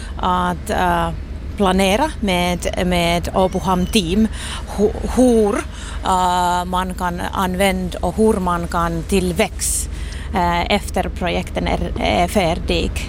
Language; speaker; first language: Swedish; non-native, local second language; Finnish